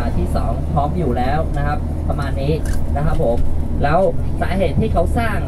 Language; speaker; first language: Thai; non-native, fluent; Vietnamese